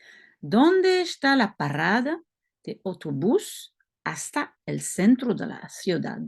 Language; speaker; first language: Spanish; non-native, learner; French